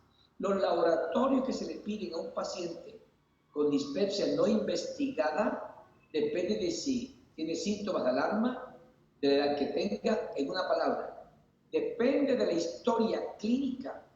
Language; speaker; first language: Spanish; native; Spanish